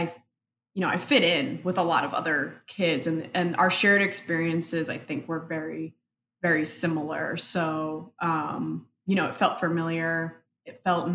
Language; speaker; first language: English; early bilingual, other home language; Spanish